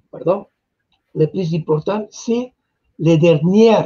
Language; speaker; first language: French; non-native, fluent; Spanish